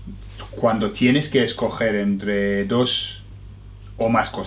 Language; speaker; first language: Spanish; non-native, fluent; English